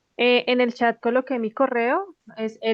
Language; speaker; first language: Spanish; native; Spanish